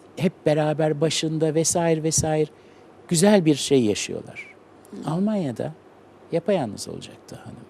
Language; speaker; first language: Turkish; native; Turkish